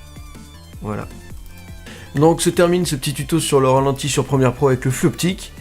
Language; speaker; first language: French; native; French